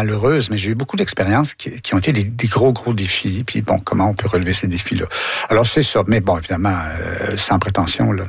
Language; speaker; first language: French; native; French